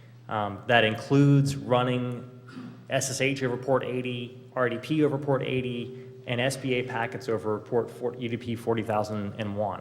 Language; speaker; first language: English; native; English